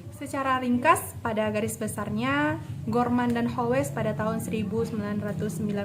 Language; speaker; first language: Indonesian; native; Indonesian